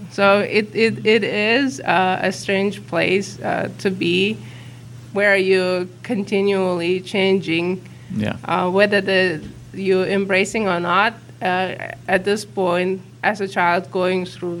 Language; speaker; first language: English; non-native, fluent; Uzbek